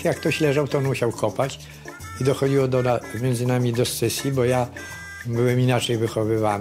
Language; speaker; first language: Polish; native; Polish